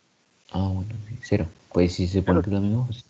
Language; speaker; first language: Spanish; native; Spanish